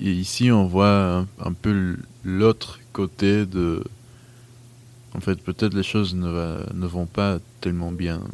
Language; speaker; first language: French; non-native, fluent; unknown